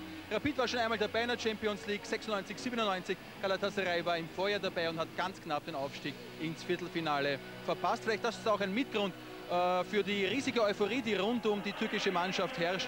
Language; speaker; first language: German; native; German